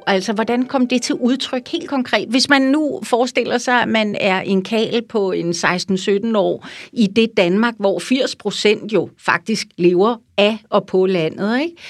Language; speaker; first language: Danish; native; Danish